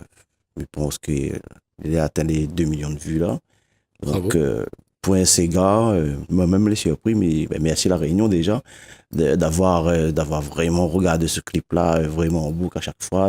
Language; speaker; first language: French; non-native, local second language; Réunion Creole French